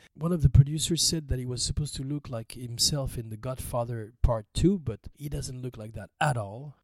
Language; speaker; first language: English; non-native, fluent; French